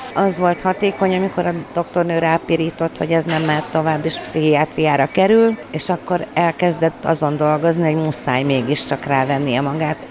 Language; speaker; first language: Hungarian; native; Hungarian